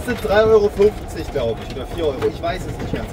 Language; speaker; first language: German; native; German